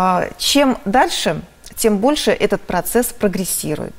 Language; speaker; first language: Russian; native; Russian